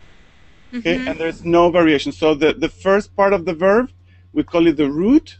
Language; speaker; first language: English; non-native, fluent; Spanish